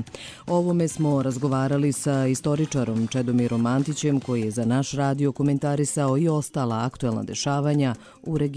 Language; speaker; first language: Croatian; native; Croatian